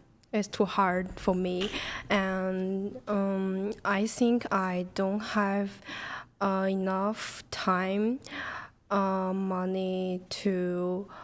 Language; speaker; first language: English; non-native, learner; Chinese